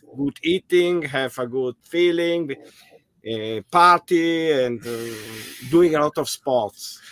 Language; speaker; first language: English; non-native, learner; German